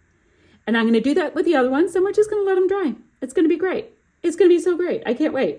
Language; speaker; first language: English; native; English